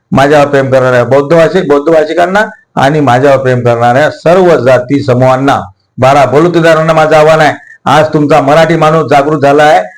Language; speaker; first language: Marathi; native; Marathi